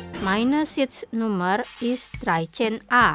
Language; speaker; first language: German; non-native, fluent; Indonesian